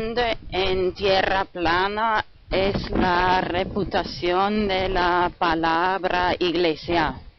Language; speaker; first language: Spanish; non-native, fluent; German